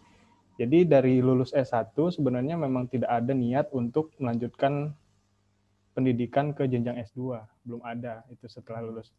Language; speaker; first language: Indonesian; native; Indonesian